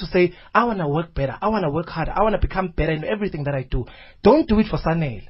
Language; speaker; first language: English; non-native, local second language; Zulu